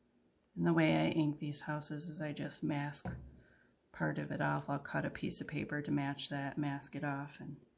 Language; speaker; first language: English; native; English